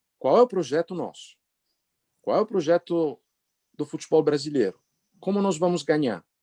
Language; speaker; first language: Portuguese; non-native, fluent; Italian